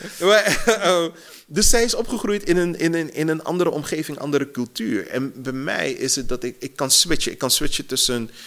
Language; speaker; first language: Dutch; native; Dutch